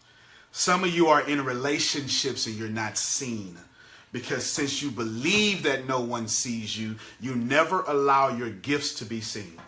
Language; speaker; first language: English; native; English